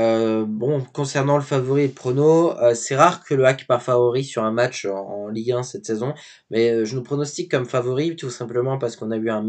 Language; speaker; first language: French; native; French